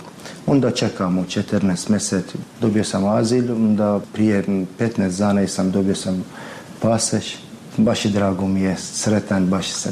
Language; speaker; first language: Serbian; non-native, learner; Persian